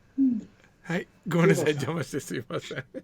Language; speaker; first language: Japanese; non-native, fluent; English